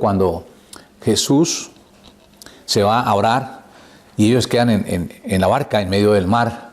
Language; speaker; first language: Spanish; native; Spanish